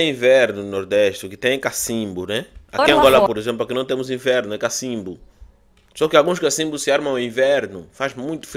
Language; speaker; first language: Portuguese; native; Portuguese